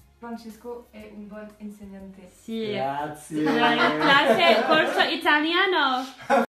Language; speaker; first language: Italian; non-native, learner; French